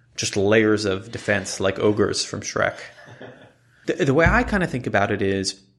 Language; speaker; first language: English; non-native, fluent; Hebrew